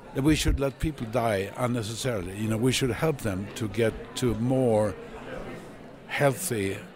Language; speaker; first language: English; non-native, fluent; Swedish